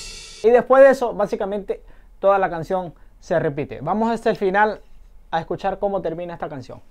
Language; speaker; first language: Spanish; native; Spanish